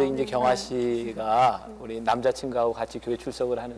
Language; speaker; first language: Korean; native; Korean